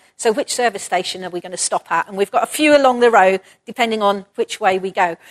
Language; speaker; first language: English; native; English